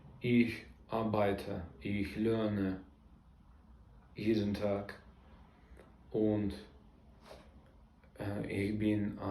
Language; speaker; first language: German; non-native, learner; Russian